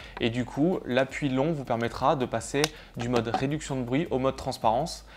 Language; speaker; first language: French; native; French